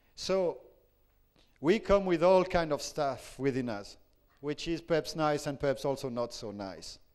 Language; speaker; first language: English; non-native, fluent; French